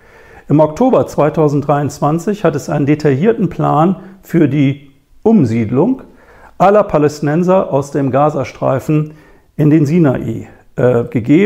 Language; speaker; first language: German; native; German